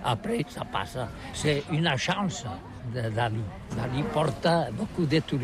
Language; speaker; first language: French; non-native, learner; Catalan